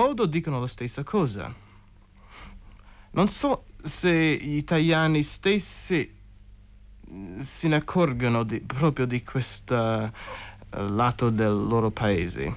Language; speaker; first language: Italian; non-native, fluent; English